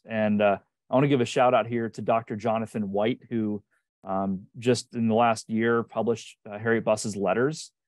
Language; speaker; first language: English; native; English